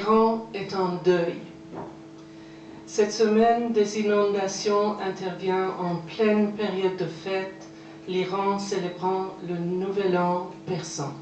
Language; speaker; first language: French; non-native, fluent; Persian